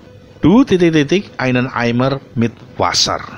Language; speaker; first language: German; non-native, fluent; Indonesian